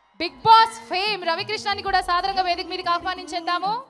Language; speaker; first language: Telugu; native; Telugu